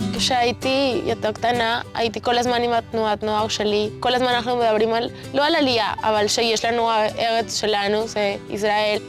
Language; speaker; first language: Hebrew; non-native, fluent; Spanish